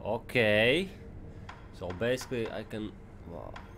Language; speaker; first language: English; non-native, fluent; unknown